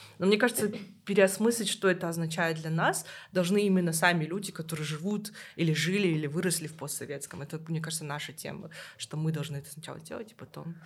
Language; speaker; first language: Russian; native; Russian